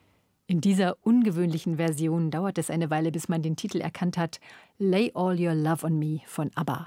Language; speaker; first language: German; native; German